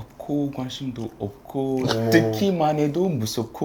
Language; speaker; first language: Korean; non-native, fluent; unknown